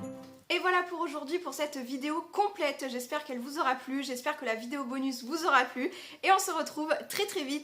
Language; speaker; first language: French; native; French